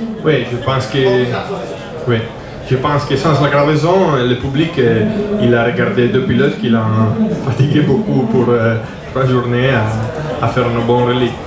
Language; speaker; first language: French; non-native, learner; Italian